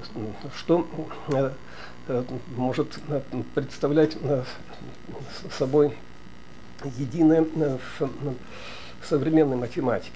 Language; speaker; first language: Russian; native; Russian